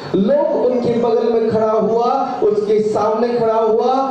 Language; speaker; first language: Hindi; non-native, local second language; Bangla